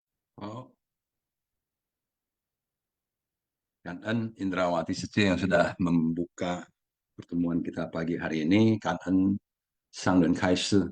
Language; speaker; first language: Indonesian; native; Indonesian